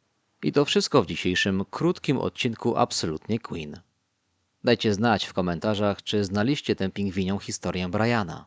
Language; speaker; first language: Polish; native; Polish